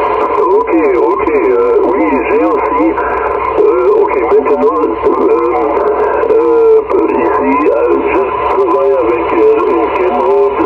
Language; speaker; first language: French; non-native, fluent; German